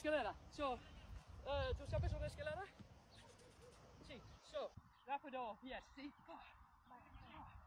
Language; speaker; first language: Spanish; non-native, learner; English